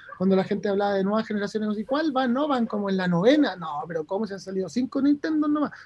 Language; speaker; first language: Spanish; native; Spanish